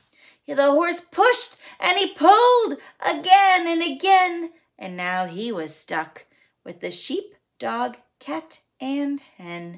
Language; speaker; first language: English; native; English